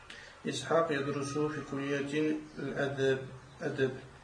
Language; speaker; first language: Arabic; non-native, learner; French